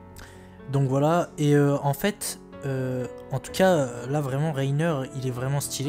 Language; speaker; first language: French; native; French